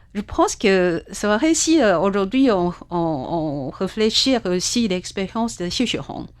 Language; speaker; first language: French; non-native, fluent; Chinese